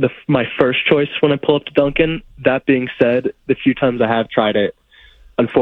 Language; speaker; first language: English; native; English